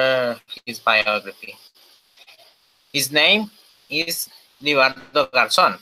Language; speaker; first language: English; non-native, learner; Spanish